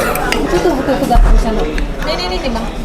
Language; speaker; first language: Indonesian; native; Indonesian